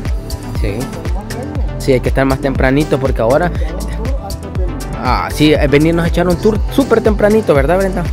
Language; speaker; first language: Spanish; native; Spanish